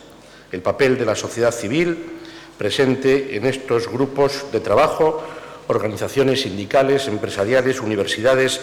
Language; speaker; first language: Spanish; native; Spanish